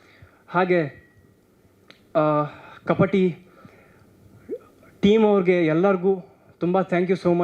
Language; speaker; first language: Kannada; non-native, local second language; Tulu